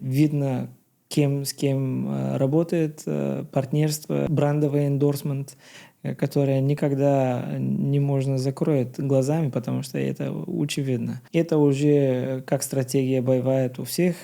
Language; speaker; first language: Russian; non-native, learner; Bulgarian